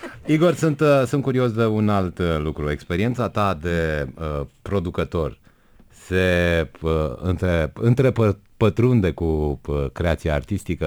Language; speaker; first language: Romanian; native; Romanian